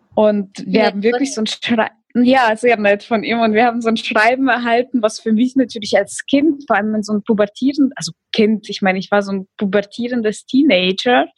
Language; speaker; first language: German; early bilingual, other home language; Russian